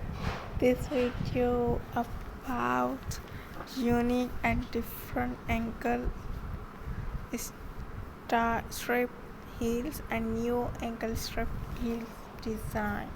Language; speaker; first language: English; non-native, learner; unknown